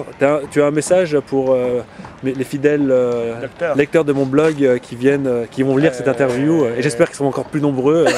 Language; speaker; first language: French; native; French